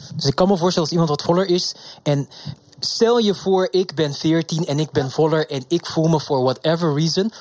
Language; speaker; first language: Dutch; non-native, local second language; Papiamento